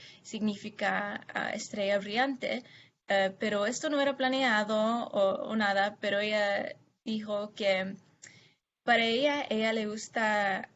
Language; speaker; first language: Spanish; non-native, fluent; English